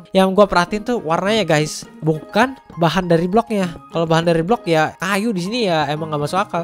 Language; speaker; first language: Indonesian; native; Indonesian